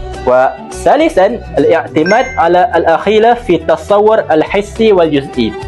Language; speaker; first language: Arabic; non-native, learner; Malay